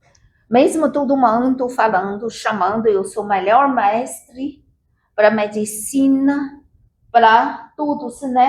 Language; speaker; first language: Portuguese; non-native, learner; Chinese